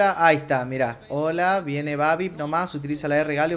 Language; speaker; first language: Spanish; native; Spanish